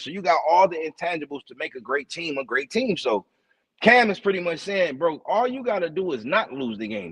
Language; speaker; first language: English; native; English